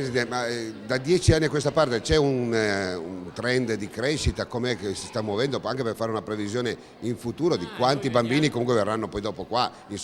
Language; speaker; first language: Italian; native; Italian